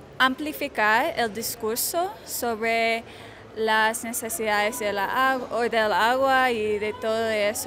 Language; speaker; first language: Spanish; non-native, fluent; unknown